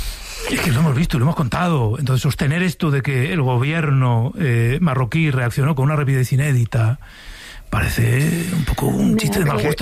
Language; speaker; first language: Spanish; native; Spanish